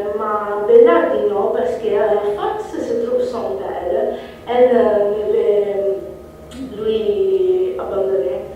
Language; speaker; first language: French; non-native, learner; Italian